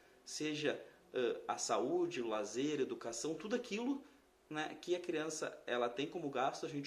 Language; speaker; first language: Portuguese; native; Portuguese